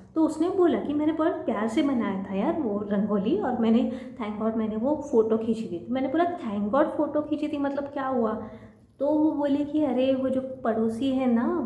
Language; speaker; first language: Hindi; non-native, local second language; Marathi